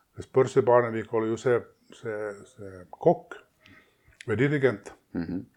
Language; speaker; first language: Estonian; non-native, fluent; Swedish